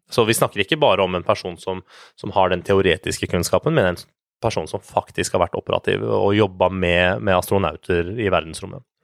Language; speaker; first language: Norwegian; early bilingual, other home language; Persian